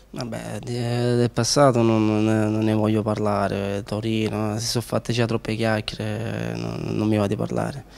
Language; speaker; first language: Italian; native; Italian